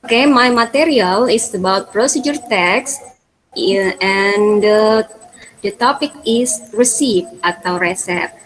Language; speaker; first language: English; non-native, fluent; Indonesian